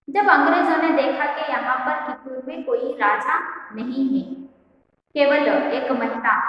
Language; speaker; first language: Hindi; non-native, local second language; Kannada